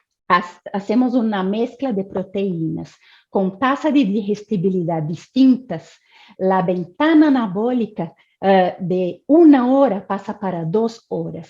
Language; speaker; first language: Spanish; non-native, fluent; Portuguese